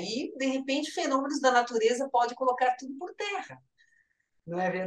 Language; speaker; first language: Portuguese; native; Portuguese